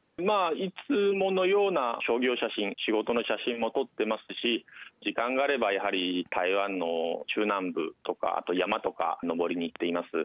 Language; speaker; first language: Japanese; native; Japanese